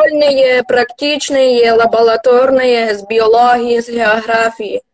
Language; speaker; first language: Russian; non-native, local second language; Ukrainian